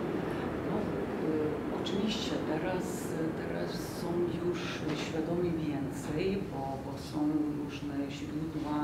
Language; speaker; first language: Polish; non-native, fluent; Lithuanian